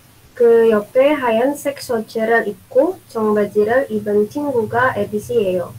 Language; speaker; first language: Korean; non-native, learner; Indonesian